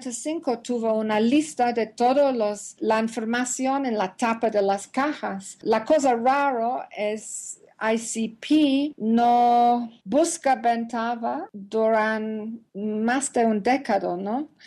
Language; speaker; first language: Spanish; non-native, learner; English